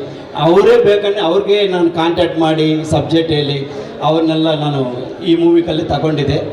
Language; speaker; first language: Kannada; non-native, local second language; Telugu